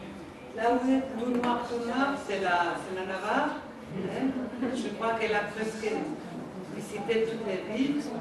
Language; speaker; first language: French; non-native, fluent; Spanish